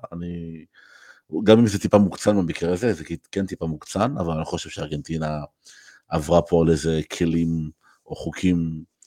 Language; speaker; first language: Hebrew; native; Hebrew